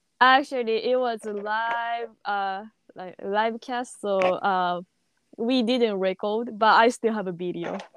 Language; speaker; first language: English; non-native, learner; Japanese